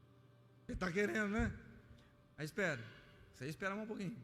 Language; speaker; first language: Portuguese; native; Portuguese